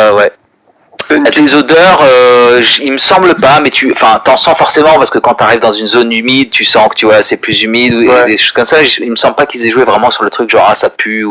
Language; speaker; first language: French; native; French